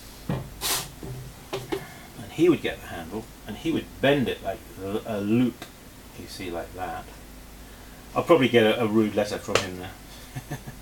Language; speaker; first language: English; native; English